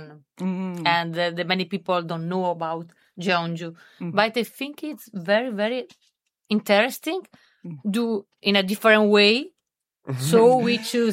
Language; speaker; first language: English; non-native, learner; Italian